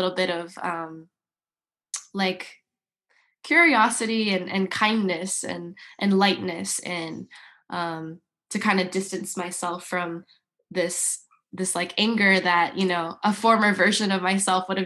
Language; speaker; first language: English; native; English